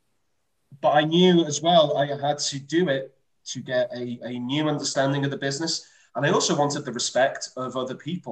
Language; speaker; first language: English; native; English